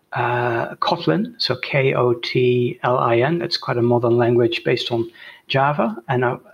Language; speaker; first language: English; non-native, fluent; Dutch